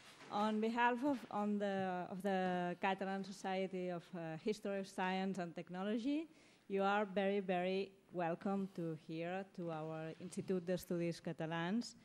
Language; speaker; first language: English; non-native, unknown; Catalan